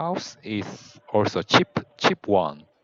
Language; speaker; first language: English; non-native, learner; Korean